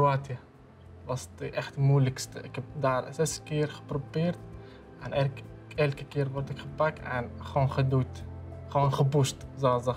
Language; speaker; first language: Dutch; early bilingual, other home language; Arabic